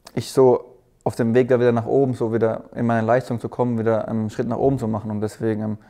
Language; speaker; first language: German; native; German